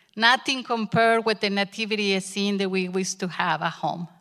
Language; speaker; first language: English; non-native, learner; Spanish